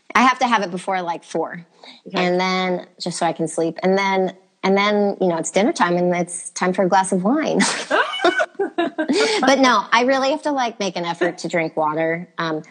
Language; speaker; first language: English; native; English